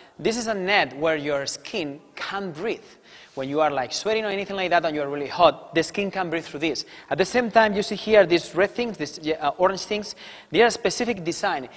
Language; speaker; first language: English; non-native, fluent; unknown